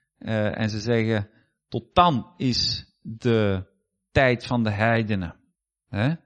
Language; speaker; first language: Dutch; native; Dutch